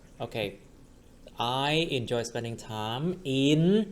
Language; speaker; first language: English; non-native, fluent; Vietnamese